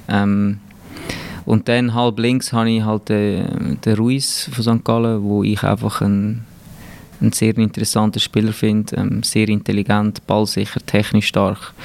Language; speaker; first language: German; native; German